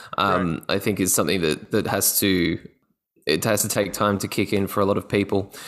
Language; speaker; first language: English; native; English